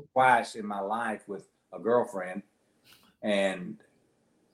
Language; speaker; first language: English; native; English